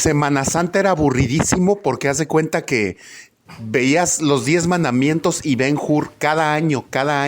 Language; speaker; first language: Spanish; native; Spanish